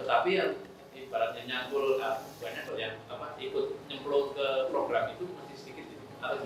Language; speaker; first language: Indonesian; native; Indonesian